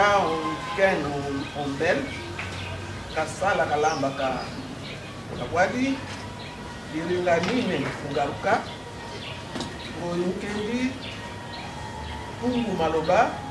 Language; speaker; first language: French; non-native, local second language; Lingala